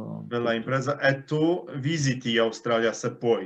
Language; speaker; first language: Italian; non-native, fluent; Polish